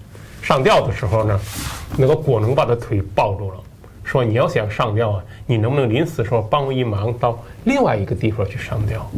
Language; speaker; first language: Chinese; native; Chinese